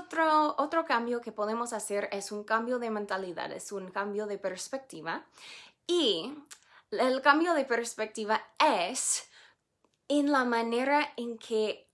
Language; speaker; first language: Spanish; non-native, fluent; English